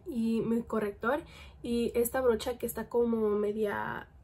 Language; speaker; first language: Spanish; early bilingual, heritage; Spanish